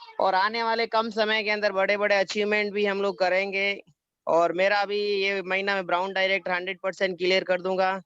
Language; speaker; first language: Hindi; native; Hindi